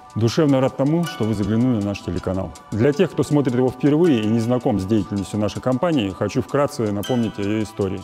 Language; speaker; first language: Russian; native; Russian